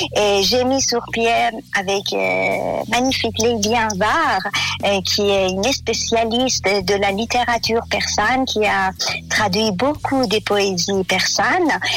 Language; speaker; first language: French; non-native, fluent; Persian